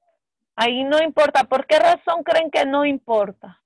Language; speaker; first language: Spanish; native; Spanish